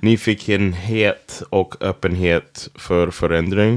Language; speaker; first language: Swedish; non-native, learner; English